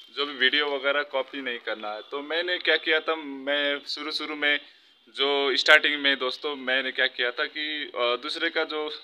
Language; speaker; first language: Hindi; non-native, local second language; Nepali